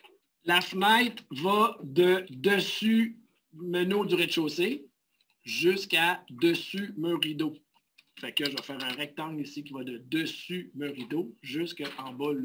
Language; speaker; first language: French; native; French